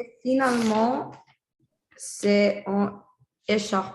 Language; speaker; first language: French; non-native, learner; Spanish